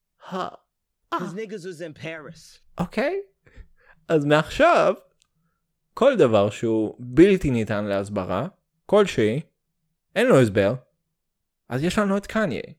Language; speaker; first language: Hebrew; early bilingual, heritage; Hebrew